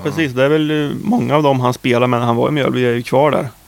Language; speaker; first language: Swedish; native; Swedish